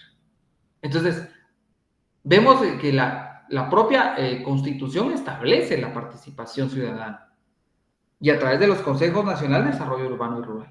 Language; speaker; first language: Spanish; native; Spanish